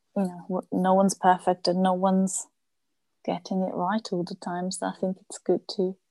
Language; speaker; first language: English; non-native, fluent; German